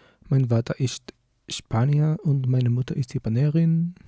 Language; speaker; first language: German; non-native, learner; Spanish